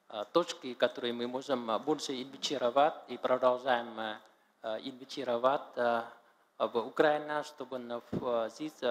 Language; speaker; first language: Russian; non-native, learner; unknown